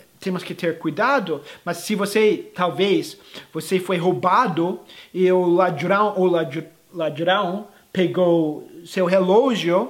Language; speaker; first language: Portuguese; non-native, fluent; English